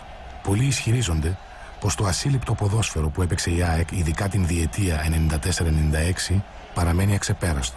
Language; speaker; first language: Greek; native; Greek